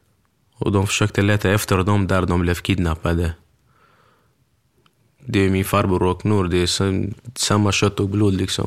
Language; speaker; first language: Swedish; early bilingual, other home language; Kurdish